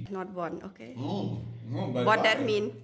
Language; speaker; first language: English; non-native, learner; Thai